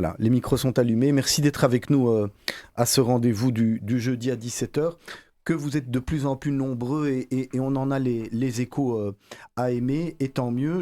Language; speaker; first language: French; native; French